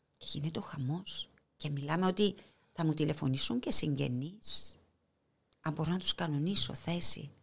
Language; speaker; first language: Greek; non-native, fluent; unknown